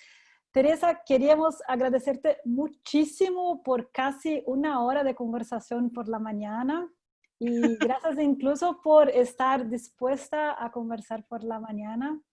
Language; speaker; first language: Spanish; non-native, fluent; Portuguese